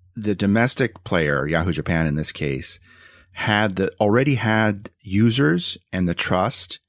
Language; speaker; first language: English; native; English